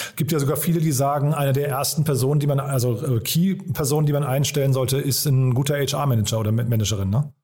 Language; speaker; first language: German; native; German